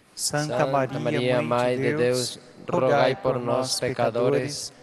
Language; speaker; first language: Portuguese; non-native, learner; Spanish